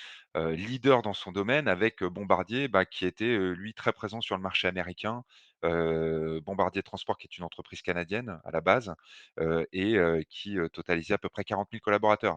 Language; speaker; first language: French; native; French